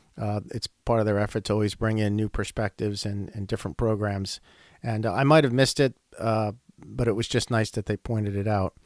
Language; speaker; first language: English; native; English